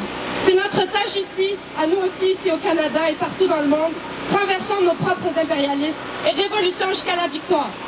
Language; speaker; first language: French; native; French